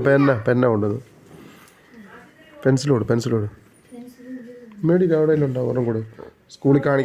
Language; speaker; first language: Malayalam; native; Malayalam